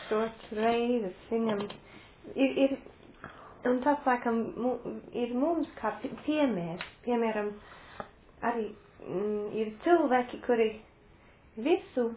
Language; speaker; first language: Latvian; non-native, local second language; Russian